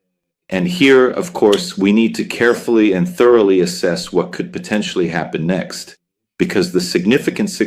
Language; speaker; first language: English; non-native, fluent; Italian